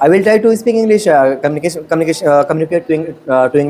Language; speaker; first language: English; non-native, learner; Hindi